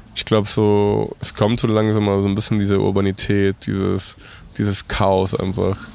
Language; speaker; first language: German; non-native, fluent; Spanish